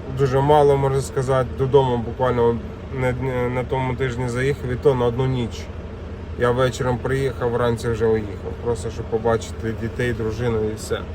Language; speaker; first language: Ukrainian; non-native, local second language; Russian